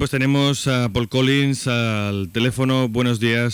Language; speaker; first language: Spanish; native; Spanish